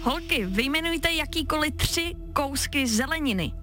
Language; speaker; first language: Czech; native; Czech